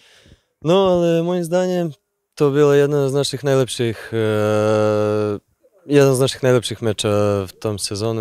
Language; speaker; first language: Polish; non-native, fluent; Serbian